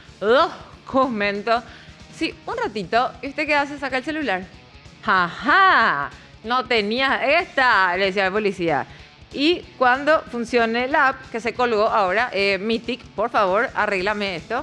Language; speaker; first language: Spanish; native; Spanish